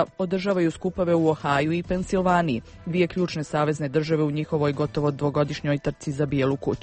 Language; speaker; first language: Croatian; native; Croatian